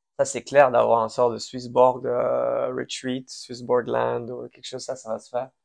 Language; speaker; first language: French; early bilingual, other home language; Persian